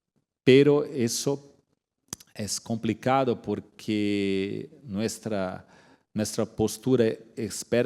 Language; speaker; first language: Spanish; non-native, fluent; Portuguese